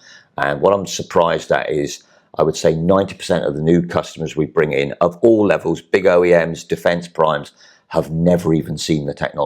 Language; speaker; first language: English; native; English